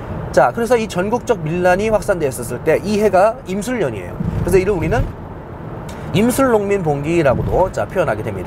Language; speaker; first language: Korean; native; Korean